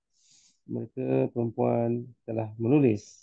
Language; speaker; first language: Indonesian; non-native, learner; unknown